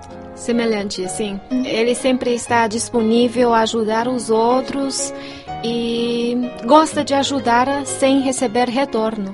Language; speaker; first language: Portuguese; non-native, fluent; Chinese